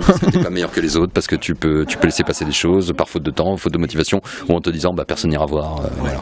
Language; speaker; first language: French; native; French